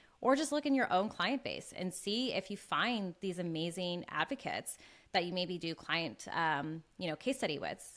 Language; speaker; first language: English; native; English